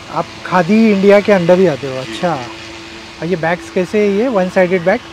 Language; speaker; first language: Hindi; non-native, local second language; Marathi